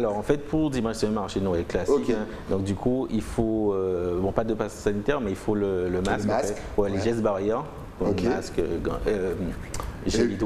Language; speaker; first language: French; native; French